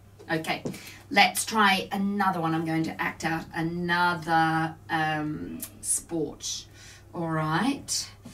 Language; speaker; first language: English; native; English